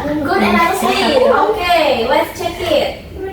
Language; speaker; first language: English; non-native, learner; Indonesian